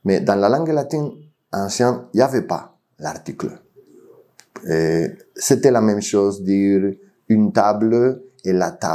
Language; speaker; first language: French; non-native, fluent; Spanish